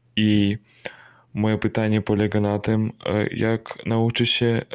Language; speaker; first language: Polish; non-native, learner; Russian